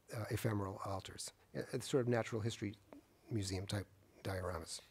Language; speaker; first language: English; native; English